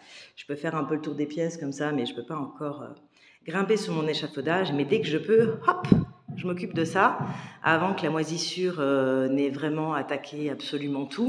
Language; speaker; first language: French; native; French